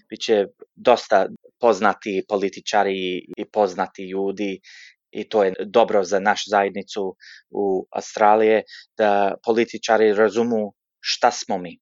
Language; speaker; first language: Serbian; early bilingual, heritage; Serbian